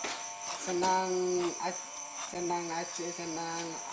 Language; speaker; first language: Indonesian; non-native, learner; Rohingya